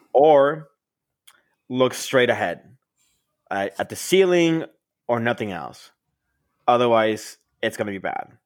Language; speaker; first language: English; early bilingual, other home language; Spanish